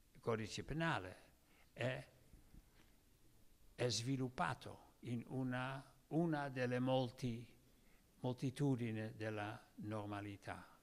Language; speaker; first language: Italian; non-native, learner; Dutch